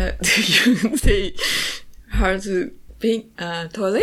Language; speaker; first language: English; non-native, learner; Japanese